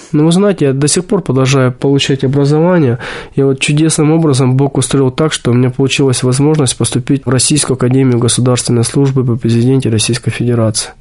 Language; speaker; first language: Russian; native; Russian